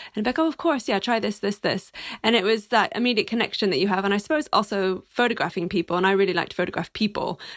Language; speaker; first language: English; native; English